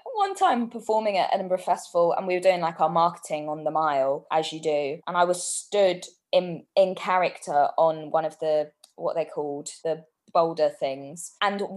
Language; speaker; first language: English; native; English